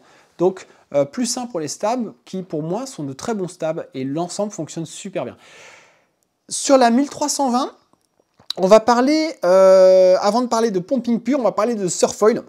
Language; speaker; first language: French; native; French